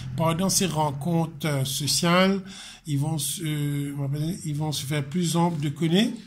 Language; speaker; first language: French; non-native, local second language; Morisyen